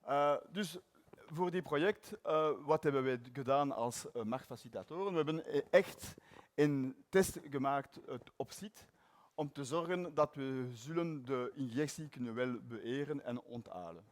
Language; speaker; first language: Dutch; non-native, learner; French